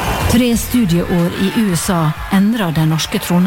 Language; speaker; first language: Norwegian; native; Norwegian